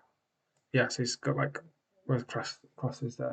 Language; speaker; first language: English; native; English